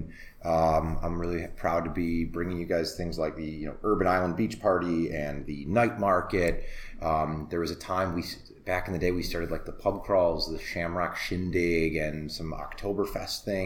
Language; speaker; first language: English; native; English